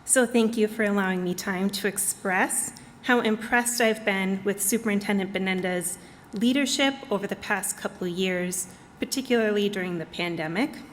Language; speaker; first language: English; native; English